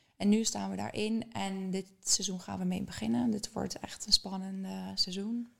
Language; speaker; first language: Dutch; early bilingual, other home language; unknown